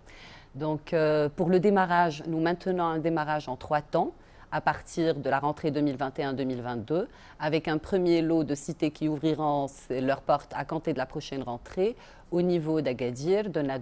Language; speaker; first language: French; non-native, local second language; Arabic